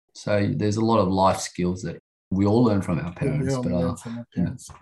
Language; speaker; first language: English; native; English